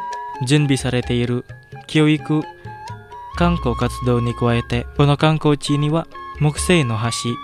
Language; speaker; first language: Japanese; non-native, fluent; Indonesian